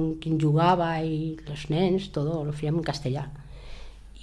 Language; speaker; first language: Catalan; non-native, local second language; Spanish